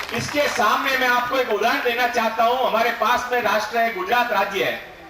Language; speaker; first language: Hindi; non-native, local second language; Marathi